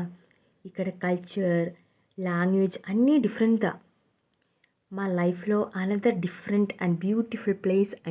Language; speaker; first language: Telugu; non-native, learner; Malayalam